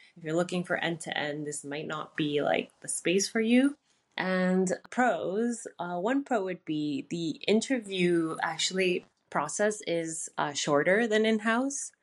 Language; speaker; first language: English; native; English